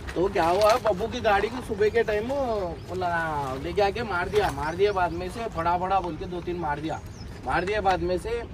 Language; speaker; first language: Hindi; non-native, local second language; Telugu